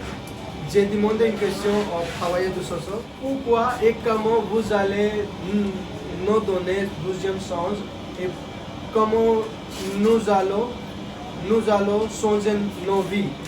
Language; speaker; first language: French; non-native, learner; Hindi